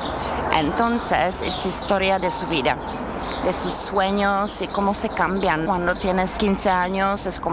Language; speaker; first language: Spanish; non-native, fluent; Czech